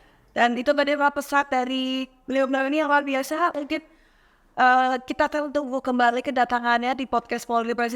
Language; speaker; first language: Indonesian; native; Indonesian